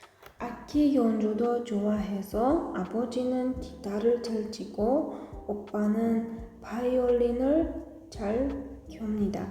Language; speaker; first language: Korean; non-native, fluent; Uzbek